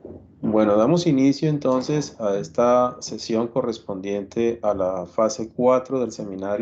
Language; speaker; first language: Spanish; native; Spanish